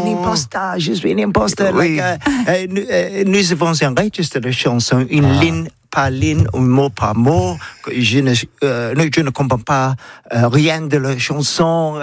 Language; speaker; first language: French; non-native, learner; English